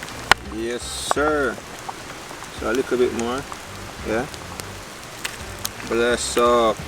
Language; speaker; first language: English; native; English